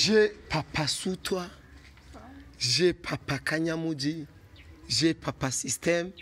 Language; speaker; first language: French; non-native, local second language; Rundi